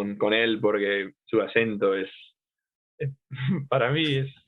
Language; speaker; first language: Spanish; non-native, fluent; English